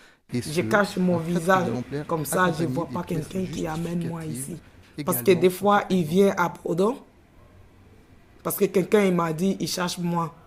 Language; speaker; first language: French; non-native, learner; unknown